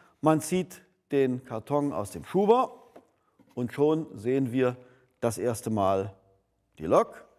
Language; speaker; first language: German; native; German